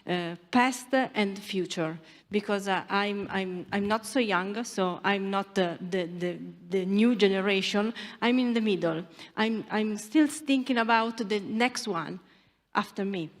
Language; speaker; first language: English; non-native, learner; Italian